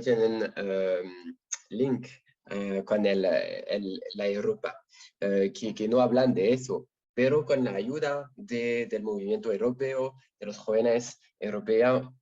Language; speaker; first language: Spanish; non-native, learner; French